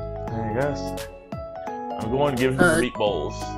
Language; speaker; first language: English; native; English